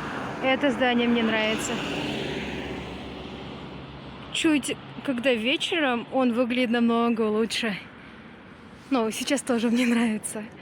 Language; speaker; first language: Russian; non-native, local second language; Kyrgyz